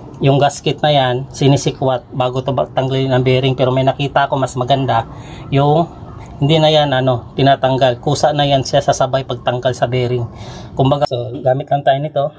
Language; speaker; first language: Filipino; native; Filipino